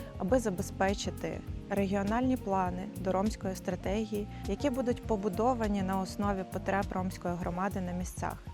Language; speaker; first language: Ukrainian; native; Ukrainian